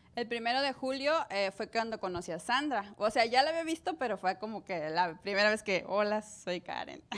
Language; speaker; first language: Spanish; native; Spanish